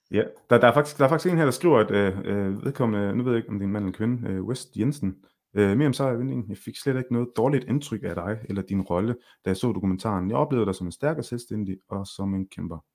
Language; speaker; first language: Danish; early bilingual, other home language; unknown